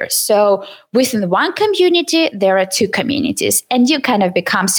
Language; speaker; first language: English; non-native, fluent; Ukrainian